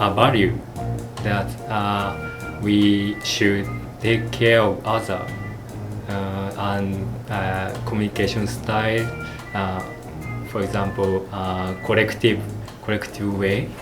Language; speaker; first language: English; non-native, learner; Japanese